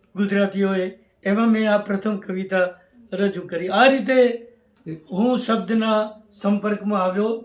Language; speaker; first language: Gujarati; native; Gujarati